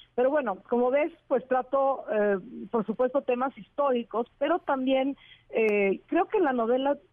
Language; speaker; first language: Spanish; non-native, fluent; Italian